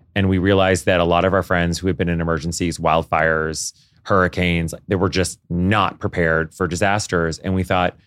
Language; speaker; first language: English; native; English